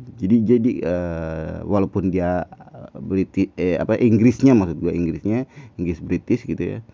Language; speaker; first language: Indonesian; native; Indonesian